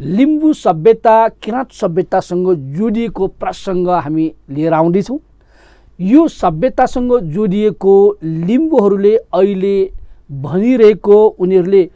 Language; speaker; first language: Nepali; non-native, local second language; Newari